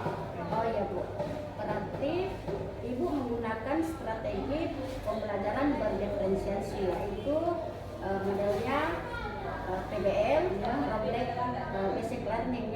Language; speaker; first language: Indonesian; native; Indonesian